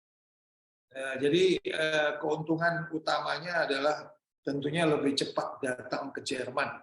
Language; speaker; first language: Indonesian; native; Indonesian